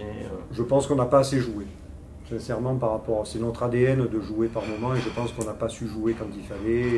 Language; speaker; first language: French; native; French